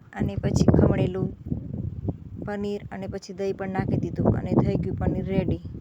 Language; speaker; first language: Gujarati; native; Gujarati